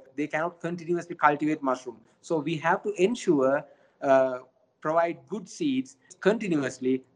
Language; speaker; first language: English; non-native, local second language; Sinhala